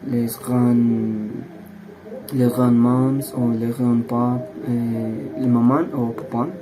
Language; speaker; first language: French; non-native, learner; Spanish